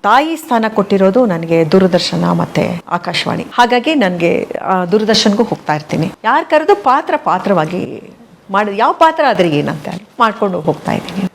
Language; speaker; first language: Kannada; native; Kannada